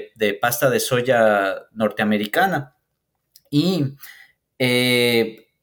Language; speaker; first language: Spanish; native; Spanish